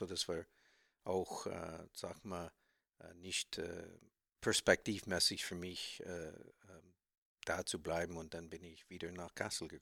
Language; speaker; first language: German; non-native, learner; English